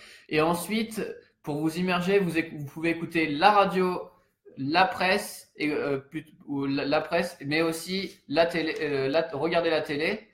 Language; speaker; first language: French; native; French